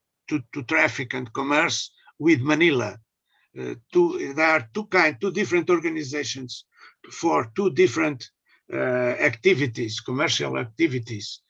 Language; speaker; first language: English; non-native, learner; Portuguese